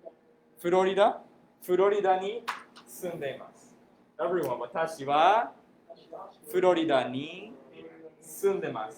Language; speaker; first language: Japanese; non-native, fluent; English